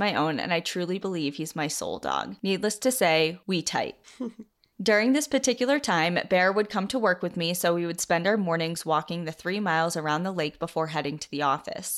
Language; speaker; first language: English; native; English